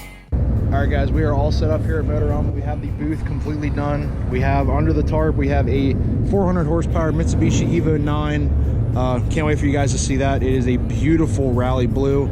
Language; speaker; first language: English; native; English